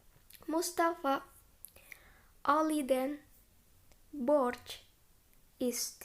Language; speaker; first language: Turkish; non-native, fluent; Indonesian